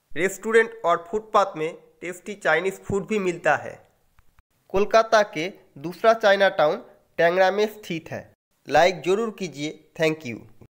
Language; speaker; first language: Hindi; non-native, local second language; Bangla